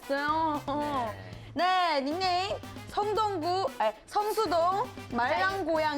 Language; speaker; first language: Korean; non-native, fluent; Chinese